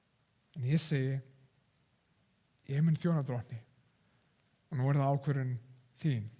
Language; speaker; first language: Icelandic; non-native, fluent; English